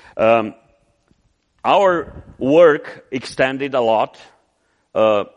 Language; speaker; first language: English; non-native, fluent; Romanian